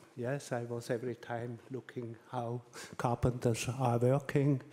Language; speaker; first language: English; non-native, learner; German